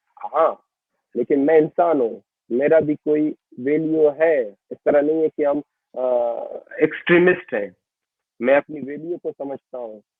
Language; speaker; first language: Urdu; non-native, local second language; Baluchi